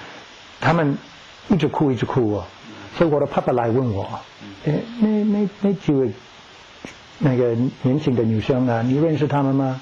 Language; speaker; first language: Chinese; non-native, learner; English